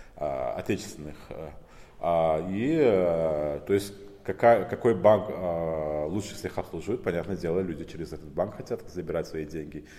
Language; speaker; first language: Russian; non-native, local second language; Tajik